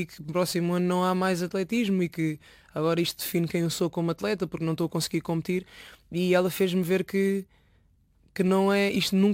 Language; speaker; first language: Portuguese; native; Portuguese